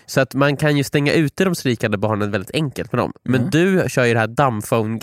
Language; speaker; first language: Swedish; native; Swedish